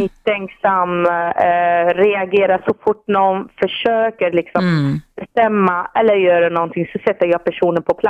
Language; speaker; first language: Swedish; non-native, fluent; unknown